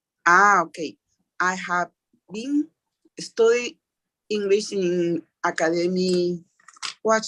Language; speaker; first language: English; non-native, learner; Spanish